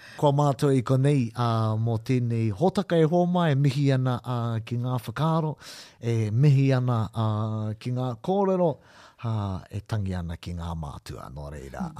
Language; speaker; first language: Māori; non-native, local second language; English